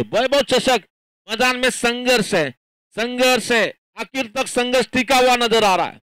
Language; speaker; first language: Hindi; non-native, local second language; Marathi